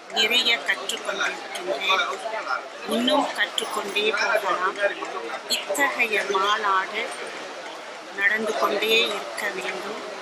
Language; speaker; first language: Tamil; early bilingual, heritage; Tamil